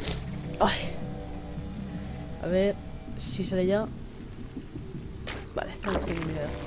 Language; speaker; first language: Spanish; native; Spanish